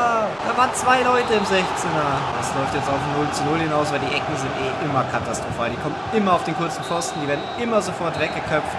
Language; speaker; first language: German; native; German